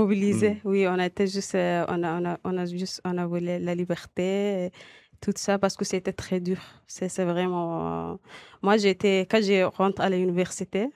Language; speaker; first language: French; non-native, learner; Arabic